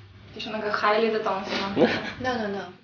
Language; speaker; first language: Chinese; non-native, learner; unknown